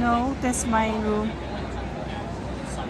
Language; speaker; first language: English; non-native, learner; Chinese